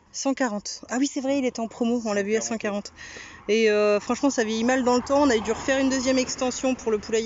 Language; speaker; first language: French; native; French